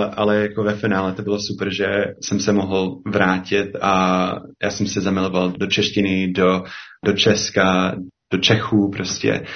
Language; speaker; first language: Czech; non-native, fluent; English